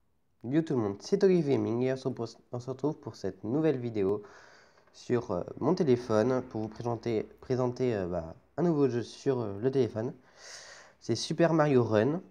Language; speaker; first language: French; native; French